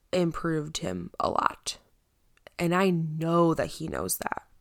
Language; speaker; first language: English; native; English